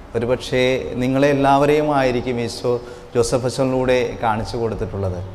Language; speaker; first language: Malayalam; native; Malayalam